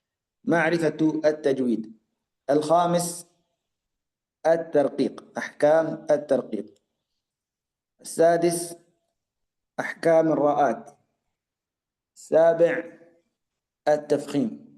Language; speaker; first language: Arabic; native; Arabic